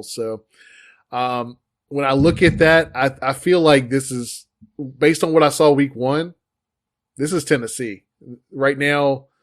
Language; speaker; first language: English; native; English